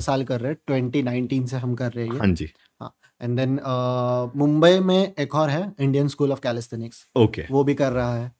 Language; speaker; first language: Hindi; non-native, local second language; Punjabi